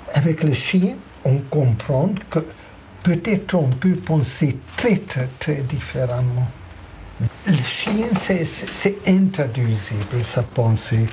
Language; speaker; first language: French; non-native, fluent; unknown